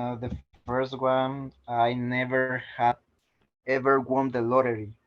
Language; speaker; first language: English; non-native, learner; Spanish